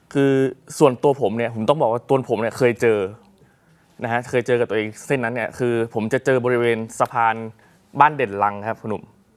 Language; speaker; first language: Thai; native; Thai